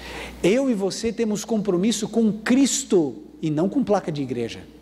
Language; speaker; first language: Portuguese; native; Portuguese